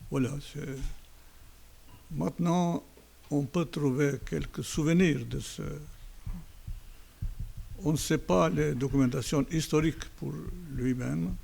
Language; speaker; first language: French; non-native, fluent; Albanian